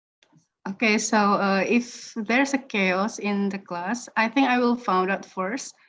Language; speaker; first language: English; non-native, learner; Indonesian